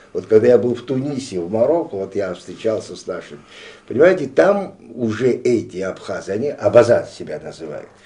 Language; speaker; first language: Russian; non-native, local second language; Abkhazian